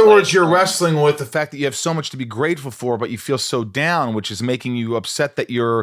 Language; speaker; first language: English; native; English